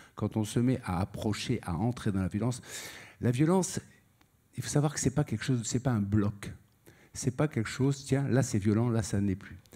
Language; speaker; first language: French; native; French